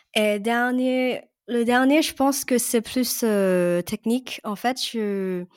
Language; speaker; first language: French; early bilingual, other home language; Cantonese